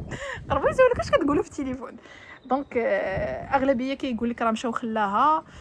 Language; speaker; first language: Arabic; native; Arabic